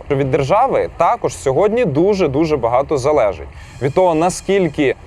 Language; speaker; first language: Ukrainian; native; Ukrainian